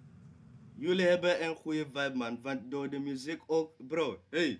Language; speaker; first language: Dutch; non-native, learner; English